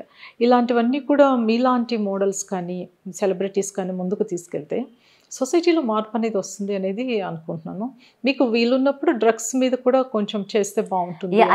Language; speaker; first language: Telugu; native; Telugu